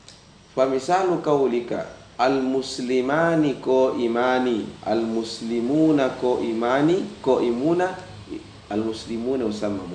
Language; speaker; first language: Arabic; non-native, fluent; Indonesian